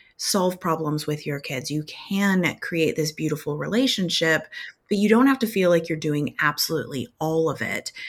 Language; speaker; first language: English; native; English